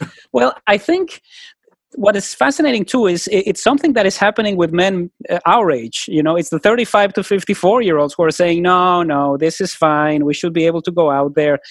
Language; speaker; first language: English; non-native, fluent; Spanish